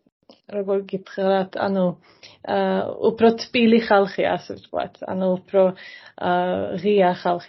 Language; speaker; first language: Georgian; non-native, fluent; Swedish